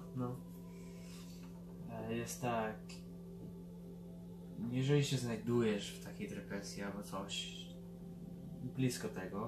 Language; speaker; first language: Polish; early bilingual, heritage; Polish